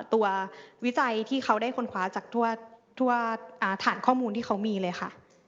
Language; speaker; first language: Thai; native; Thai